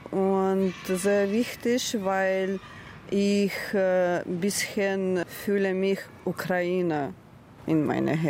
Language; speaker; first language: German; non-native, learner; Ukrainian